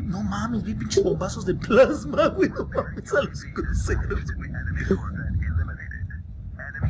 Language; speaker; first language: Spanish; native; Spanish